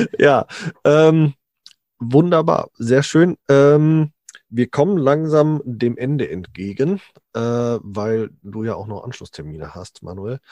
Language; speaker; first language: German; early bilingual, other home language; Italian